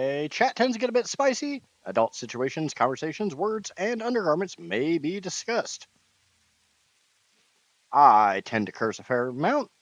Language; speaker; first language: English; native; English